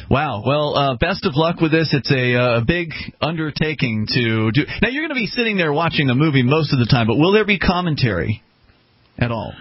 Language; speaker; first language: English; native; English